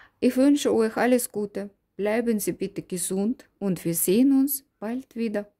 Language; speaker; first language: German; non-native, learner; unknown